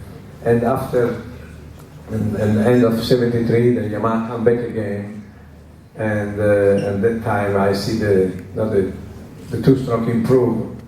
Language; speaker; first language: English; non-native, learner; Italian